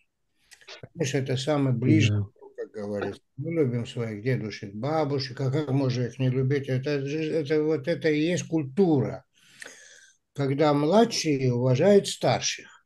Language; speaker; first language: Russian; native; Russian